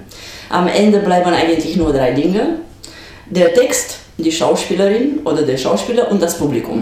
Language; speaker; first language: German; non-native, fluent; Romanian